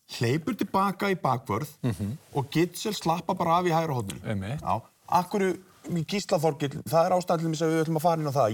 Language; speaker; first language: Icelandic; native; Icelandic